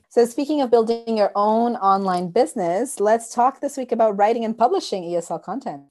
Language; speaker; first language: English; non-native, fluent; Portuguese